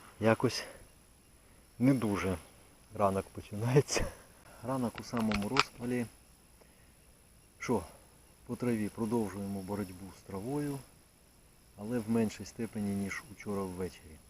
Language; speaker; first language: Ukrainian; native; Ukrainian